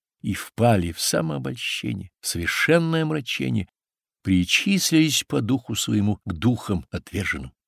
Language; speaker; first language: Russian; native; Russian